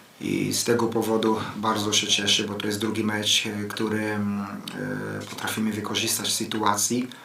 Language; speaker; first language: Polish; non-native, fluent; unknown